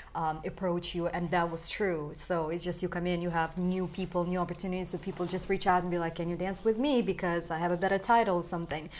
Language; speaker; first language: English; early bilingual, other home language; Russian